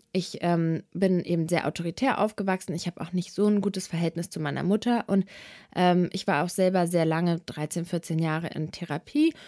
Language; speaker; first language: German; early bilingual, other home language; Serbian